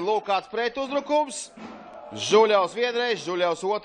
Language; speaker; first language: Latvian; native; Latvian